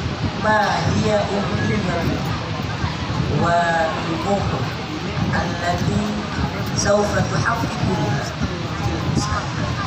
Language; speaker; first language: Arabic; non-native, fluent; Indonesian